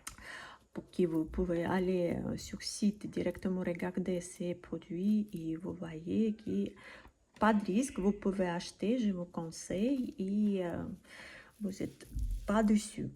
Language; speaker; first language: French; non-native, learner; Russian